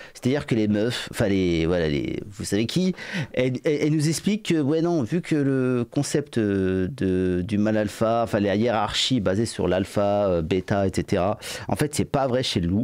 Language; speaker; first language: French; native; French